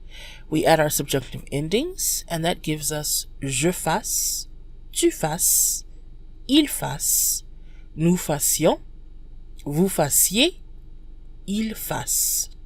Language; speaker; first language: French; non-native, fluent; English